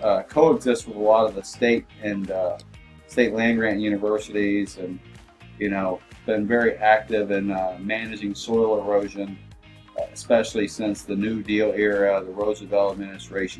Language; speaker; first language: English; native; English